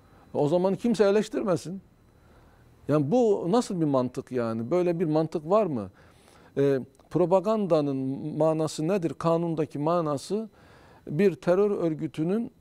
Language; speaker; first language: Turkish; native; Turkish